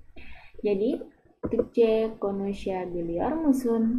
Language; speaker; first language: Turkish; non-native, fluent; Indonesian